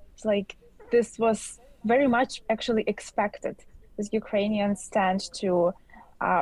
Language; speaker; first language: English; non-native, fluent; Ukrainian